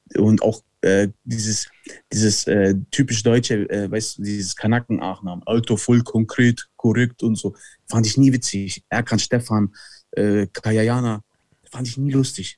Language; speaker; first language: German; early bilingual, other home language; Italian